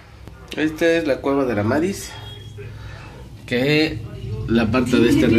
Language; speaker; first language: Spanish; native; Spanish